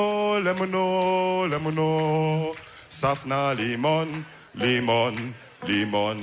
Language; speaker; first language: German; early bilingual, other home language; Wolof